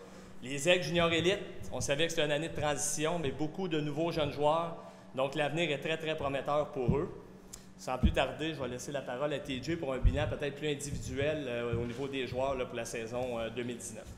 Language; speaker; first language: French; native; French